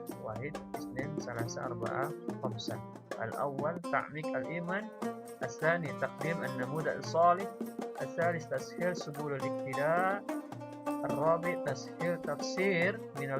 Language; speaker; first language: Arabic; non-native, fluent; Indonesian